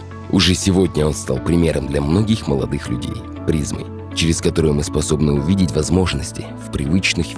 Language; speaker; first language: Russian; native; Russian